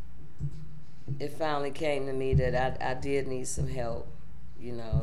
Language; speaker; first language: English; native; English